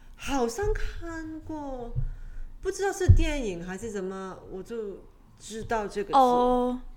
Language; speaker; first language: Chinese; non-native, local second language; Cantonese